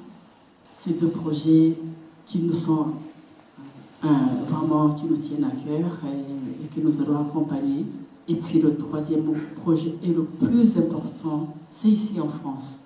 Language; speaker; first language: French; non-native, local second language; Kinyarwanda